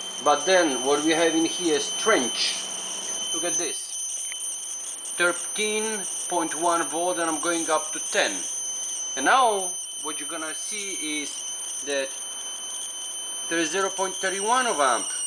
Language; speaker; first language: English; non-native, fluent; Polish